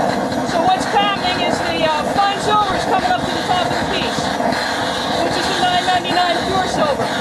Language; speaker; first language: English; native; English